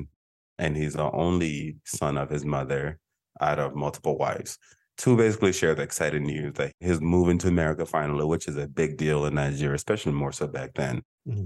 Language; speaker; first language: English; non-native, local second language; Igbo